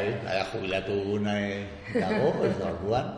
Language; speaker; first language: Basque; non-native, local second language; Spanish